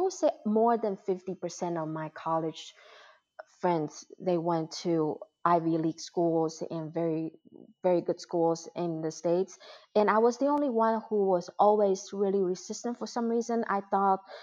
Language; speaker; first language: English; non-native, fluent; Chinese